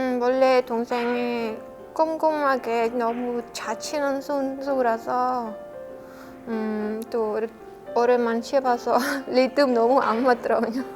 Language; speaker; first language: Korean; non-native, learner; Khmer